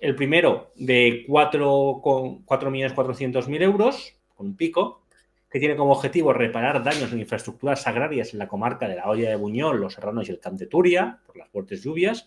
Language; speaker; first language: Spanish; native; Spanish